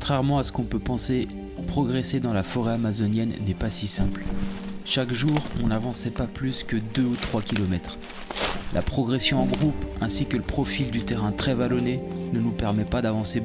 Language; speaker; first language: French; native; French